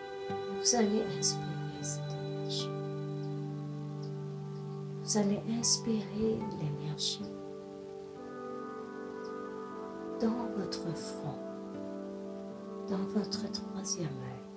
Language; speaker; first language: French; non-native, fluent; English